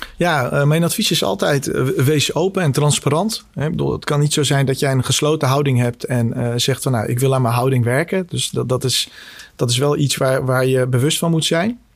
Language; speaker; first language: Dutch; early bilingual, other home language; Albanian